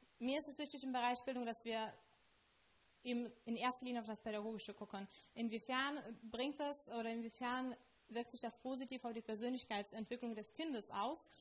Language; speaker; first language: German; non-native, fluent; Lithuanian